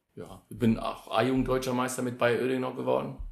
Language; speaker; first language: German; early bilingual, other home language; Polish